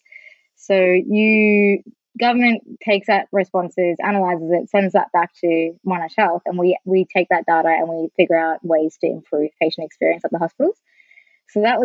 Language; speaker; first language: English; non-native, local second language; Sinhala